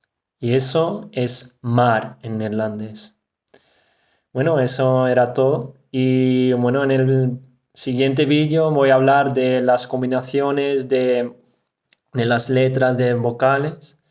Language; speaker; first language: Spanish; non-native, fluent; Dutch